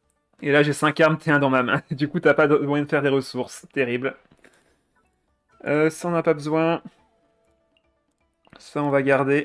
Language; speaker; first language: French; native; French